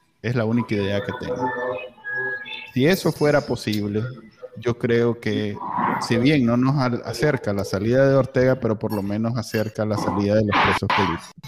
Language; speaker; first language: Spanish; native; Spanish